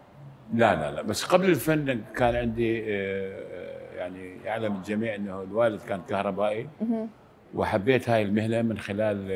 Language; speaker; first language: Arabic; native; Arabic